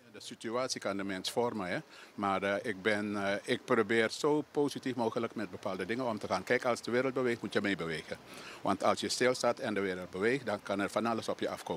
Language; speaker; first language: Dutch; native; Dutch